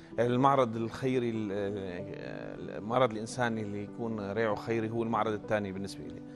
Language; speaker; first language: Arabic; native; Arabic